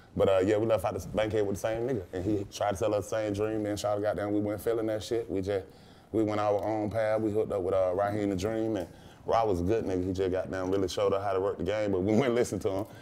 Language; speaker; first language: English; native; English